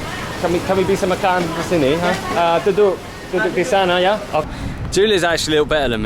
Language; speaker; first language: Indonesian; non-native, learner; English